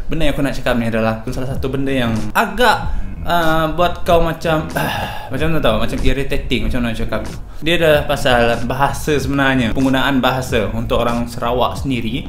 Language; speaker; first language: Malay; non-native, local second language; Iban